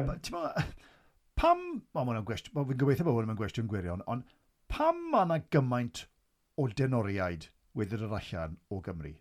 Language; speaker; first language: Welsh; native; Welsh